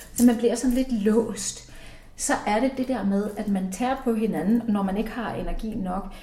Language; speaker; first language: Danish; early bilingual, heritage; Icelandic